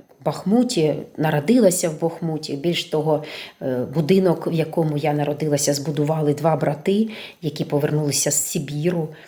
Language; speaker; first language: Ukrainian; non-native, local second language; Russian